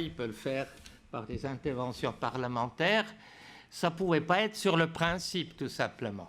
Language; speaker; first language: French; native; French